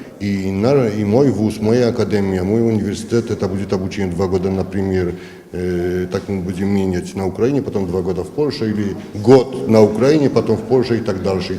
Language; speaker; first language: Russian; non-native, learner; Polish